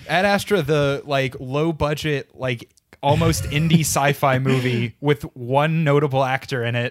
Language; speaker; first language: English; native; English